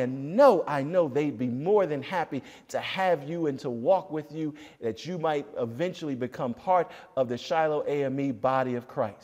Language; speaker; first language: English; native; English